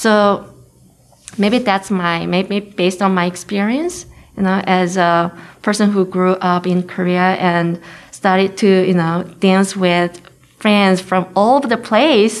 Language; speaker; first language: English; non-native, fluent; Korean